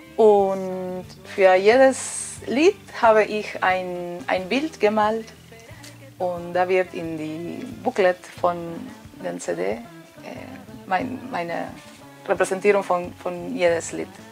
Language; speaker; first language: German; non-native, fluent; Spanish